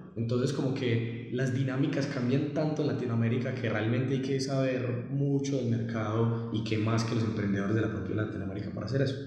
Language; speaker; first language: Spanish; native; Spanish